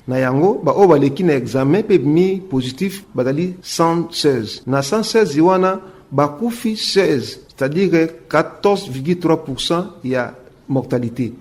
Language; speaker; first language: Lingala; native; Lingala